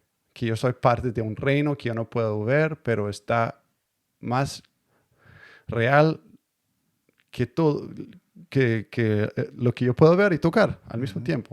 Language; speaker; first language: Spanish; non-native, learner; Danish